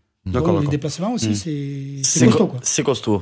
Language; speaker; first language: French; native; French